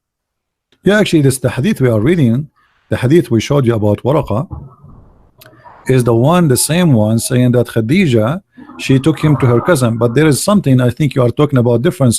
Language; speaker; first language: English; non-native, fluent; Arabic